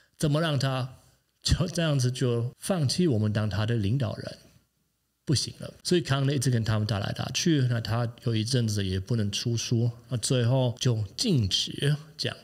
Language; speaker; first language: Chinese; non-native, fluent; German